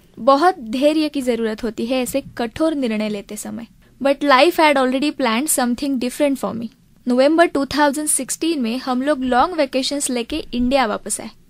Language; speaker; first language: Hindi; non-native, local second language; Marathi